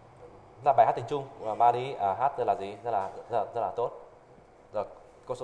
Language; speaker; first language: Chinese; non-native, fluent; Vietnamese